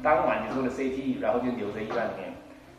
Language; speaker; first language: Chinese; native; Chinese